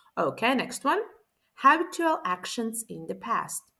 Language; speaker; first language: English; non-native, fluent; Latvian